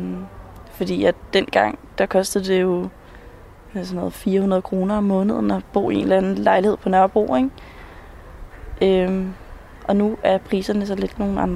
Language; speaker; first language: Danish; native; Danish